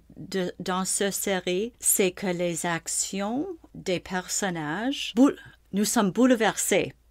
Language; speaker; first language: French; non-native, local second language; English